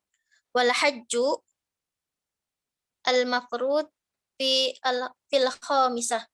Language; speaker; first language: Arabic; non-native, learner; Indonesian